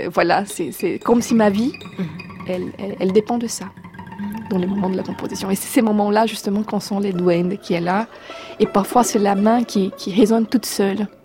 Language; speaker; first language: French; non-native, fluent; Portuguese